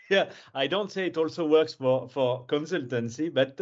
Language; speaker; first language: English; non-native, fluent; French